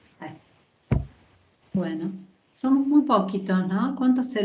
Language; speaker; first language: Spanish; native; Spanish